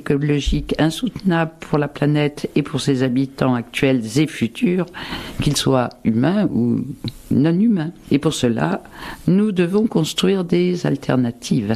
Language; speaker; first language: French; native; French